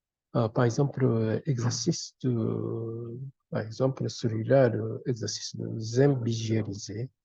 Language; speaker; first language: French; non-native, fluent; Japanese